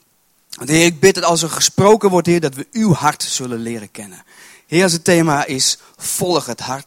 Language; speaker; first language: Dutch; native; Dutch